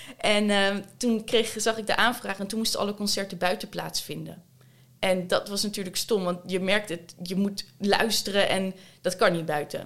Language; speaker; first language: Dutch; native; Dutch